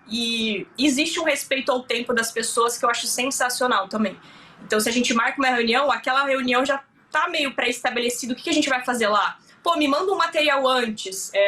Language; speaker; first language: Portuguese; native; Portuguese